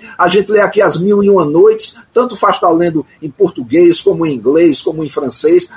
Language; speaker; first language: Portuguese; native; Portuguese